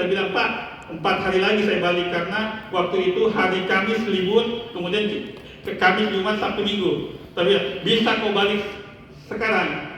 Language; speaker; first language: Indonesian; non-native, local second language; Buginese